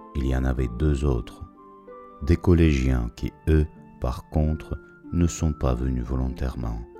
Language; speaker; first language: French; non-native, fluent; Russian